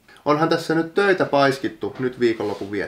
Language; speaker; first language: Finnish; native; Finnish